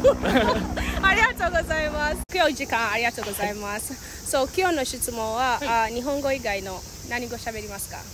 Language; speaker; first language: Japanese; non-native, fluent; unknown